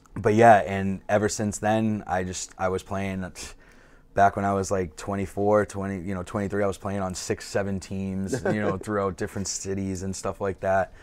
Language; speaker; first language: English; native; English